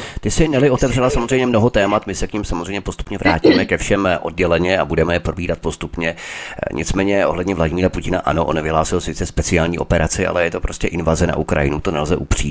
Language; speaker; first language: Czech; native; Czech